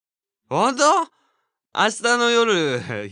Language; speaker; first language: Japanese; native; Japanese